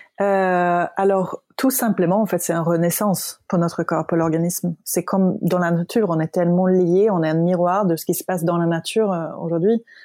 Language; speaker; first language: French; non-native, fluent; Swedish